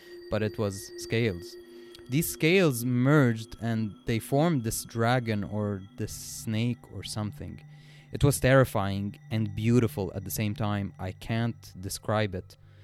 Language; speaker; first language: English; non-native, local second language; Arabic